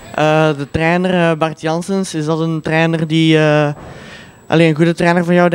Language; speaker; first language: Dutch; native; Dutch